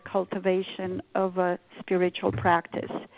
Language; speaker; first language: English; non-native, fluent; Romanian